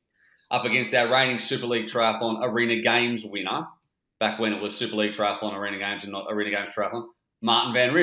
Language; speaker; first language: English; native; English